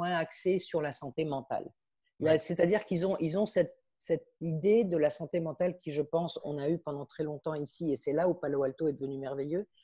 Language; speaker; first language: French; early bilingual, heritage; Spanish